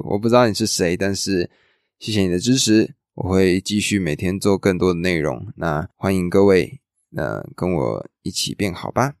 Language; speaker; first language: Chinese; native; Chinese